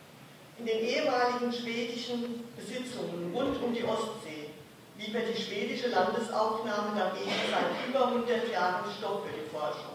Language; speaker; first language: German; native; German